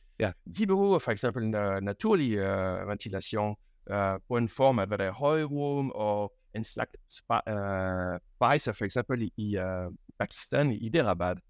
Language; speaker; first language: Danish; non-native, fluent; French